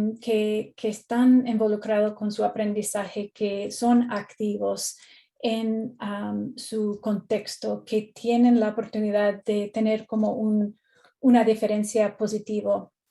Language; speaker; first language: Spanish; non-native, fluent; English